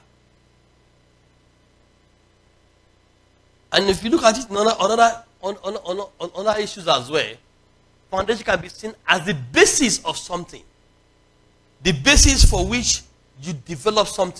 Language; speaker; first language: English; non-native, local second language; Yoruba